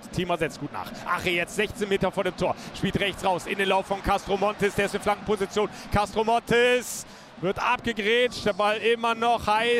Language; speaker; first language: German; native; German